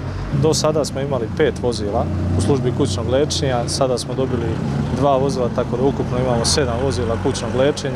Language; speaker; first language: Serbian; native; Serbian